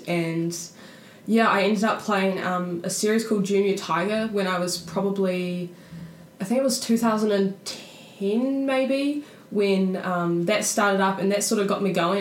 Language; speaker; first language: English; native; English